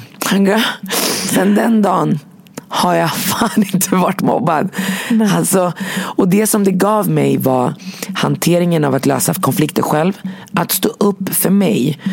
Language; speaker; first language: Swedish; native; Swedish